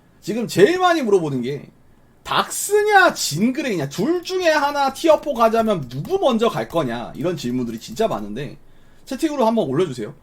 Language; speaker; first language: Korean; native; Korean